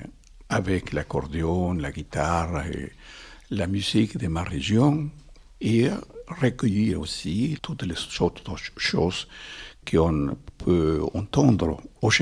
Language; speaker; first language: French; non-native, fluent; Spanish